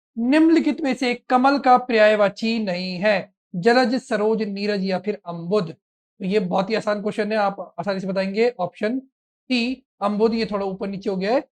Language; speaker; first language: Hindi; native; Hindi